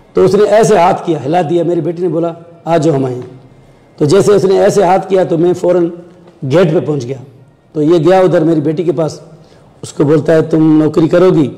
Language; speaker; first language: Urdu; non-native, local second language; Sindhi